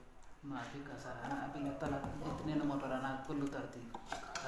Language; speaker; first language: Arabic; non-native, learner; Indonesian